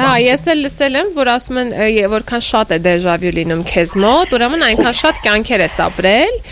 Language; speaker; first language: Armenian; native; Armenian